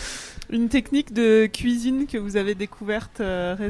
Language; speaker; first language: French; native; French